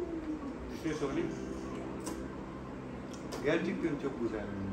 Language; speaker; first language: Turkish; non-native, learner; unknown